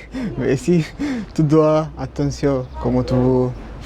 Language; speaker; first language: French; non-native, learner; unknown